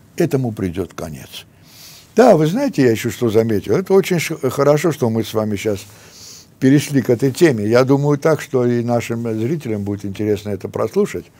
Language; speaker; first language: Russian; non-native, local second language; Armenian